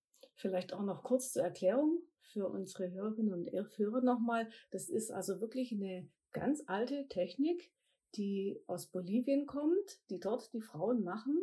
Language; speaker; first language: German; native; German